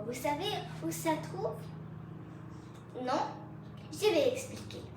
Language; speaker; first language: French; non-native, learner; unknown